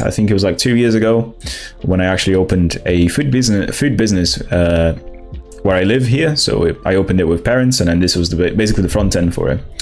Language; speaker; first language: English; non-native, fluent; Portuguese